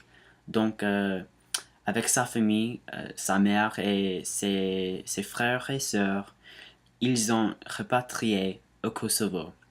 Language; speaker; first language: French; non-native, learner; English